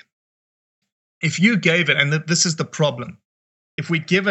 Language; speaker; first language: English; native; English